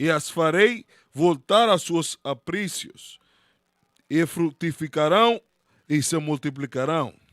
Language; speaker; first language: Portuguese; non-native, learner; Spanish